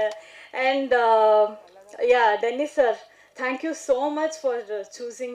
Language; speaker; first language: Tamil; non-native, learner; Kannada